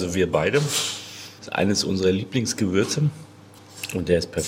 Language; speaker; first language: German; native; German